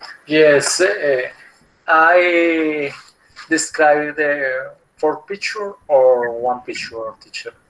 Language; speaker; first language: English; non-native, learner; Spanish